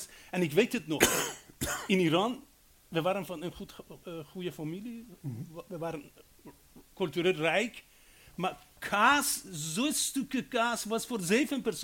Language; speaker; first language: Dutch; non-native, fluent; Persian